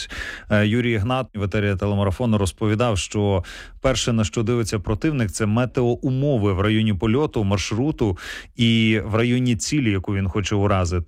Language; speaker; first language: Ukrainian; native; Ukrainian